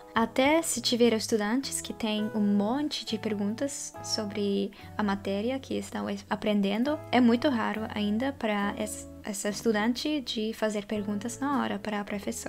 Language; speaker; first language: Portuguese; non-native, fluent; Dutch